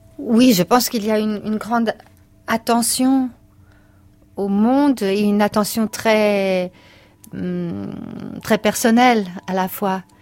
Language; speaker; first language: French; non-native, fluent; Portuguese